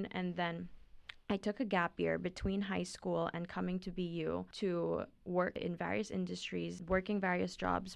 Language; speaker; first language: English; non-native, local second language; Filipino